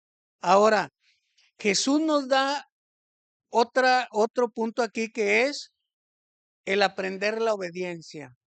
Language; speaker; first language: Spanish; native; Spanish